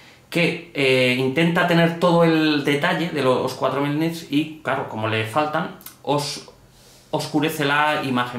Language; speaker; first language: Spanish; native; Spanish